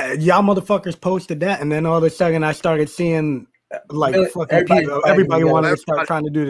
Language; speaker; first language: English; native; English